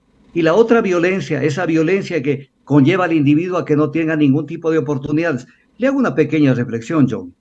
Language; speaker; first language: Spanish; native; Spanish